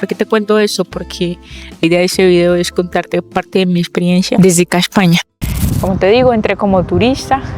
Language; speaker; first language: Spanish; native; Spanish